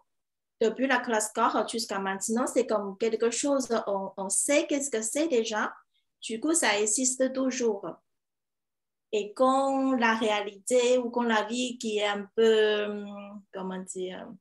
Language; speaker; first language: French; non-native, fluent; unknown